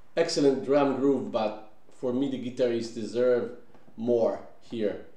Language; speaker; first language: English; non-native, fluent; Italian